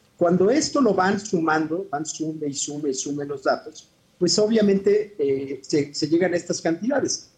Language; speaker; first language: Spanish; native; Spanish